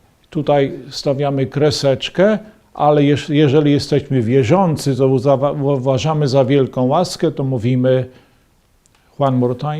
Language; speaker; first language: Polish; native; Polish